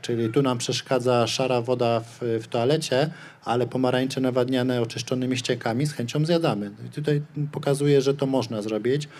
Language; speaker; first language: Polish; native; Polish